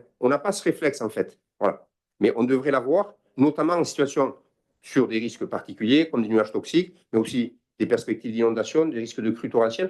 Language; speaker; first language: French; native; French